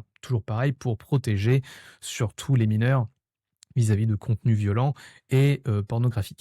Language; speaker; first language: French; native; French